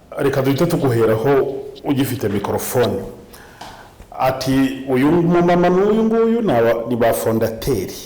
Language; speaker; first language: Kinyarwanda; native; Kinyarwanda